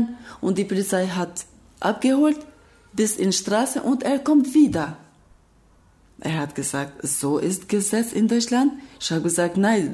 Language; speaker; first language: German; non-native, learner; Albanian